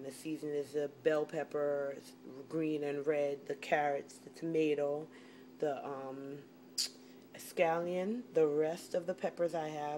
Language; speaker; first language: English; native; English